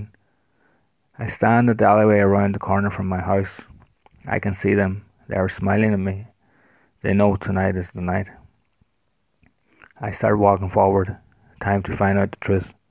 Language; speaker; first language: English; native; English